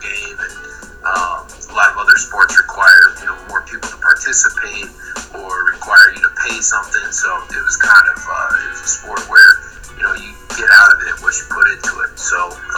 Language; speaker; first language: English; native; English